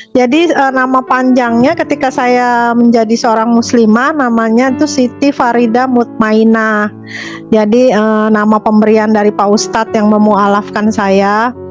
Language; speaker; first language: Indonesian; native; Indonesian